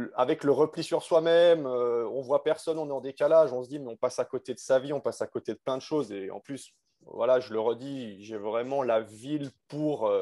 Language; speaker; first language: French; native; French